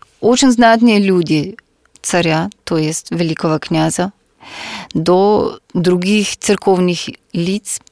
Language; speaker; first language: Russian; non-native, fluent; Slovenian